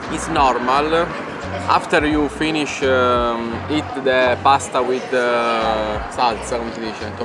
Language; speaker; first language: English; non-native, learner; Italian